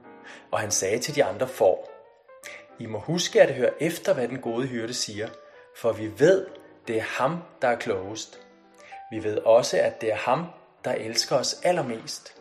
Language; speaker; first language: Danish; native; Danish